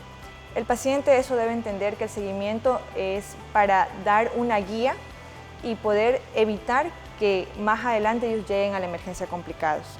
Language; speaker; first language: Spanish; native; Spanish